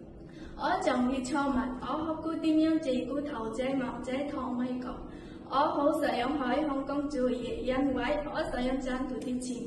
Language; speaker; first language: Cantonese; non-native, learner; Bangla